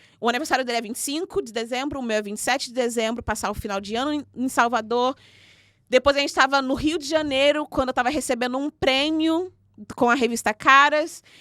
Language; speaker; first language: Portuguese; native; Portuguese